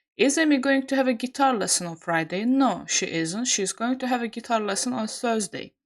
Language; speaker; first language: English; non-native, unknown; Azerbaijani